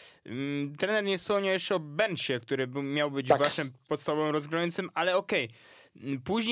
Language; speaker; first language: Polish; native; Polish